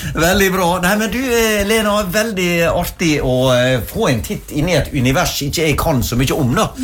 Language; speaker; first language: Norwegian; native; Norwegian